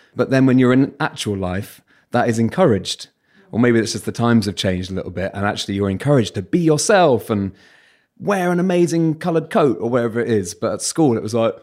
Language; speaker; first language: English; native; English